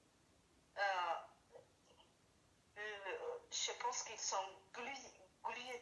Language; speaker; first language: French; non-native, learner; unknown